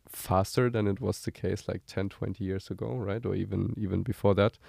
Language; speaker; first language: English; non-native, fluent; German